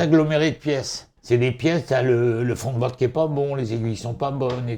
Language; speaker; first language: French; native; French